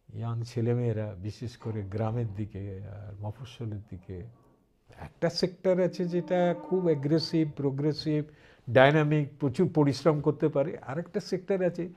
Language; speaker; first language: Bangla; early bilingual, heritage; Bangla